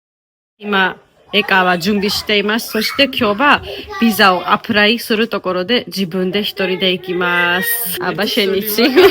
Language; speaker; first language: Japanese; non-native, fluent; Georgian